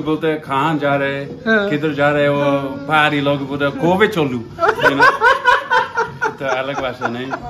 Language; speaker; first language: Hindi; non-native, learner; English